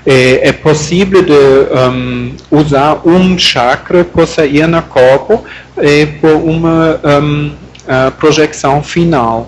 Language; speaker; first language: Portuguese; non-native, learner; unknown